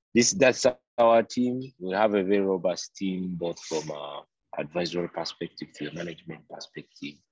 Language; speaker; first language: English; non-native, local second language; Ganda